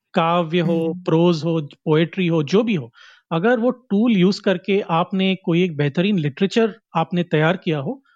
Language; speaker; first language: Hindi; non-native, local second language; Konkani